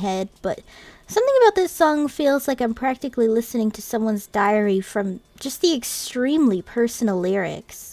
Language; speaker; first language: English; native; English